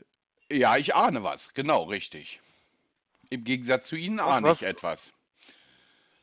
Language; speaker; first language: German; native; German